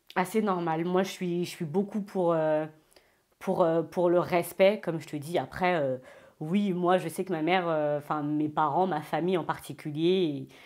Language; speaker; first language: French; native; French